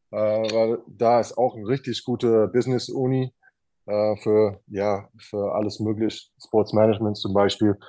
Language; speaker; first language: German; non-native, fluent; English